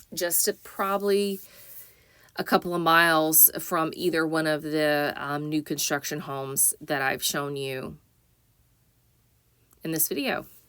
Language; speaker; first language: English; native; English